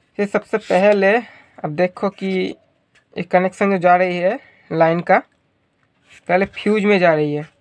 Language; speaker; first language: Hindi; non-native, local second language; Bangla